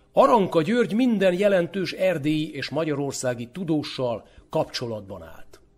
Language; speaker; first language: Hungarian; native; Hungarian